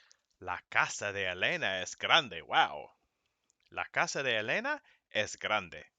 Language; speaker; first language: Spanish; non-native, fluent; English